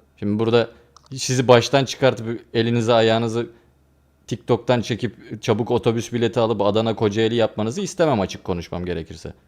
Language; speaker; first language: Turkish; native; Turkish